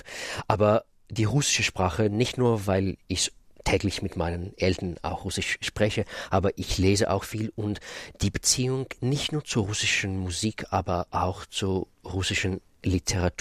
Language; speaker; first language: German; non-native, fluent; Russian